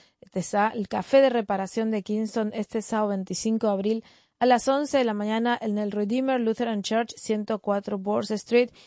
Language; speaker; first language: Spanish; native; Spanish